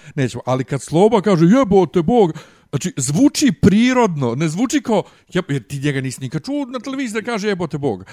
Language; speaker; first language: Bosnian; native; Bosnian